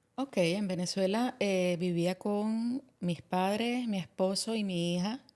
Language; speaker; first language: Spanish; native; Spanish